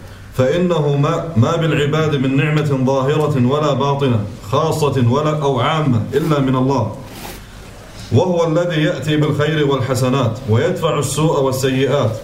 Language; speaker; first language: Arabic; native; Arabic